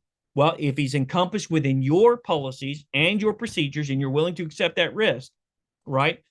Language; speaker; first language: English; native; English